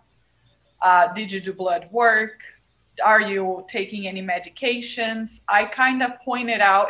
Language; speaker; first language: English; non-native, fluent; Portuguese